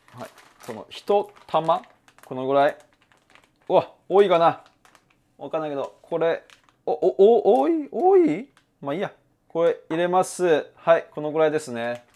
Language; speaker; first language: Japanese; non-native, fluent; Chinese